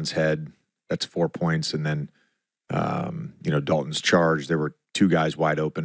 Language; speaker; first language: English; native; English